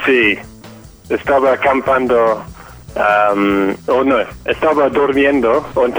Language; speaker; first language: Spanish; non-native, fluent; English